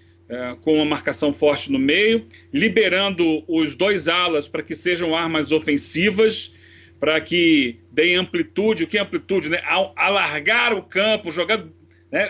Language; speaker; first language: Portuguese; native; Portuguese